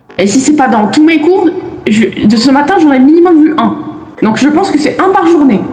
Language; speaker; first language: French; native; French